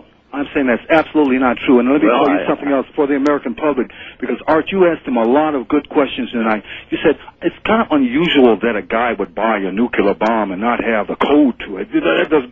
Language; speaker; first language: English; native; English